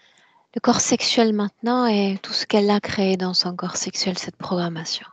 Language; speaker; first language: French; native; French